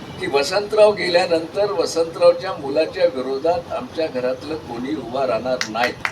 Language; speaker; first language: Marathi; native; Marathi